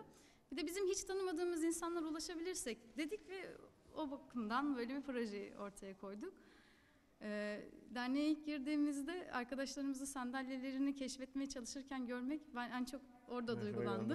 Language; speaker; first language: Turkish; native; Turkish